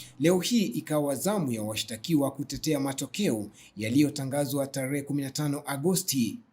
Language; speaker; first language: Swahili; non-native, local second language; Luyia